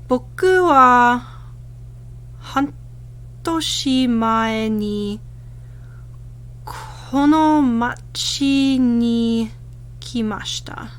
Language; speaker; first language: Japanese; non-native, learner; English